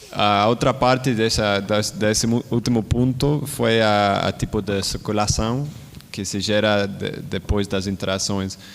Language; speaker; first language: Portuguese; non-native, learner; Spanish